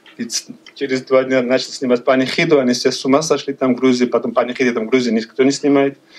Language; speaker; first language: Russian; non-native, local second language; Georgian